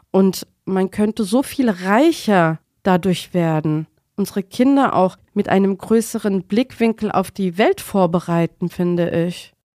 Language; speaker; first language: German; early bilingual, other home language; Turkish